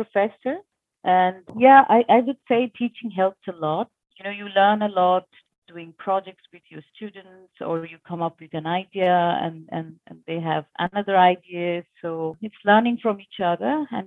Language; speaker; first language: English; non-native, local second language; Bangla